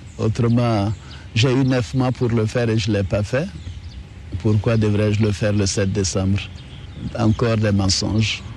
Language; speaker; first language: French; non-native, local second language; Dyula